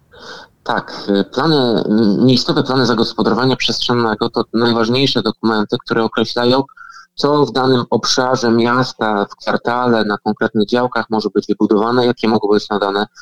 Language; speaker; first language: Polish; native; Polish